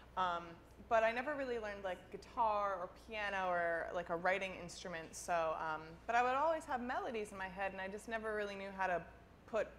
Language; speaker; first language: English; native; English